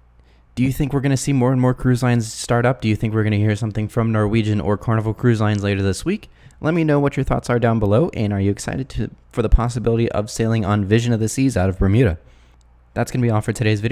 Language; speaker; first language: English; native; English